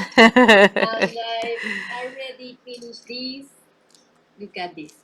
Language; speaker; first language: English; non-native, learner; Spanish